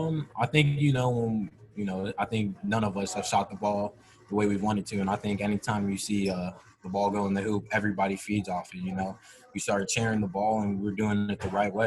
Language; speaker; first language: English; native; English